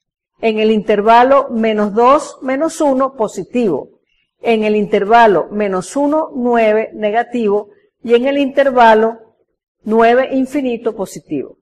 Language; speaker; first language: Spanish; native; Spanish